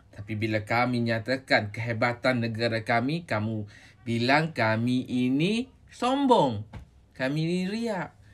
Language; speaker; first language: Malay; native; Malay